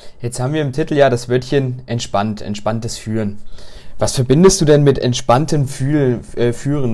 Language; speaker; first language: German; native; German